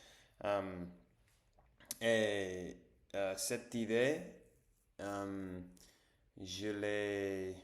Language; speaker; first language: French; non-native, learner; English